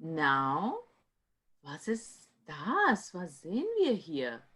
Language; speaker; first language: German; non-native, fluent; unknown